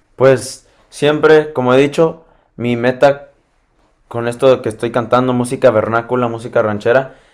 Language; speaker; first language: Spanish; early bilingual, heritage; Spanish